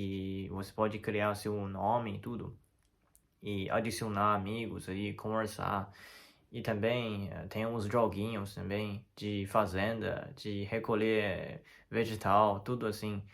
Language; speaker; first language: Portuguese; non-native, fluent; Chinese